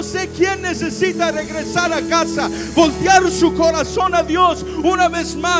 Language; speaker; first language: Spanish; early bilingual, heritage; Spanish